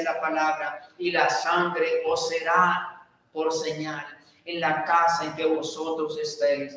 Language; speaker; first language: Spanish; native; Spanish